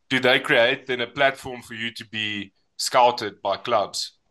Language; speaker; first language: English; non-native, local second language; Afrikaans